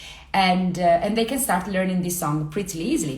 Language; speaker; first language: English; non-native, fluent; Italian